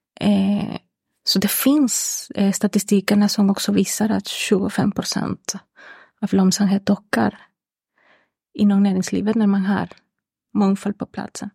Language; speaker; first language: Swedish; non-native, fluent; Spanish